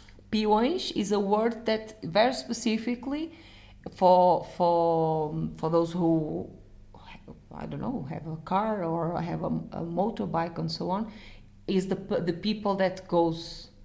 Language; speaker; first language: English; non-native, fluent; Portuguese